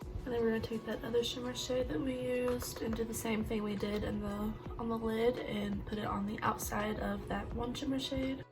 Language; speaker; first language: English; native; English